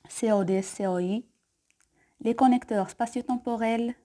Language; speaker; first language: French; non-native, local second language; Arabic